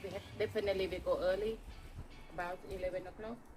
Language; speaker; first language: English; non-native, learner; Northeastern Thai